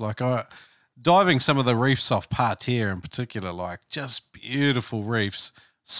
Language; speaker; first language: English; native; English